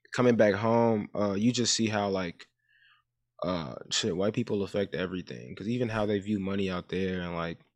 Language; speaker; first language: English; early bilingual, other home language; Yoruba